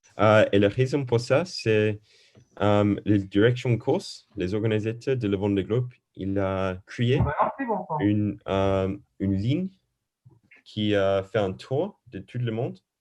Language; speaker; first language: French; non-native, learner; English